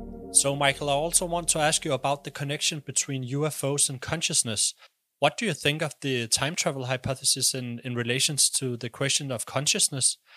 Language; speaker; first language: English; non-native, fluent; Danish